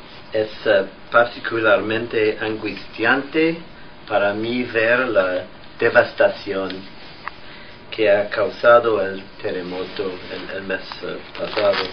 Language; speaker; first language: Spanish; non-native, fluent; English